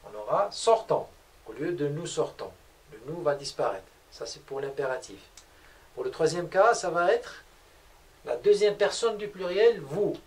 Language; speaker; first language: French; non-native, local second language; Arabic